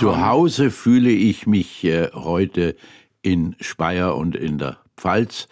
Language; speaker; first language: German; native; German